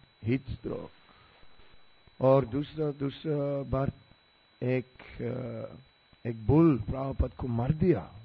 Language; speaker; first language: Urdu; non-native, learner; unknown